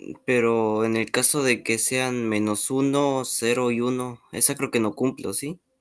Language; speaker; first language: Spanish; native; Spanish